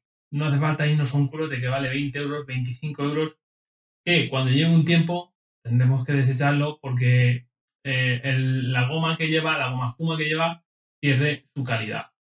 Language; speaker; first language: Spanish; native; Spanish